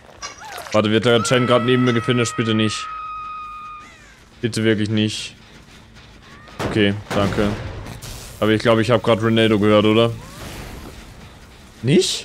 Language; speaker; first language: German; native; German